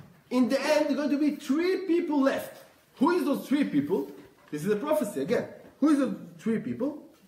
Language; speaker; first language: English; non-native, fluent; Hebrew